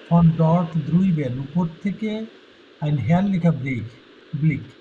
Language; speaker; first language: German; non-native, fluent; Bangla